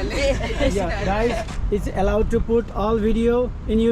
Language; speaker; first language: English; non-native, learner; Nepali